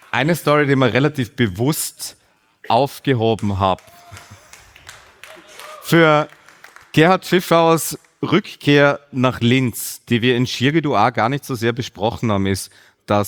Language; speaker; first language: German; native; German